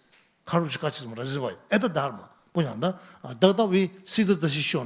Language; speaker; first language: Russian; non-native, learner; Tibetan